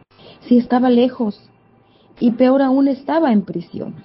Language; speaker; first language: Spanish; native; Spanish